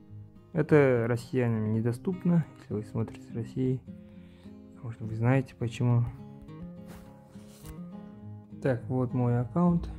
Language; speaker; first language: Russian; non-native, local second language; Kazakh